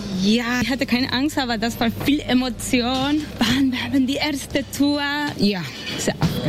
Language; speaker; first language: German; non-native, learner; Spanish